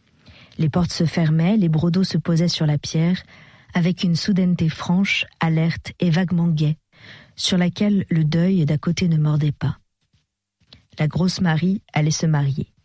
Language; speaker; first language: French; native; French